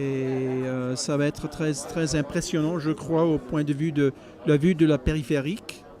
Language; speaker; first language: French; non-native, fluent; English